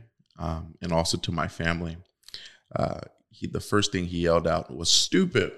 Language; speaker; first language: English; native; English